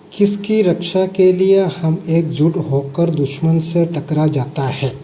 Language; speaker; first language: Hindi; non-native, local second language; Malayalam